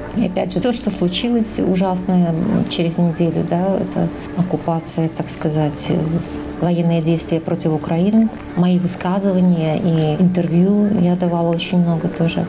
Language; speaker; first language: Russian; native; Russian